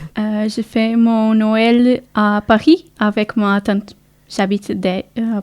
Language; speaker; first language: French; non-native, learner; Portuguese